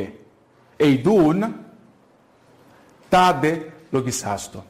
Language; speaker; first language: Greek; non-native, fluent; Portuguese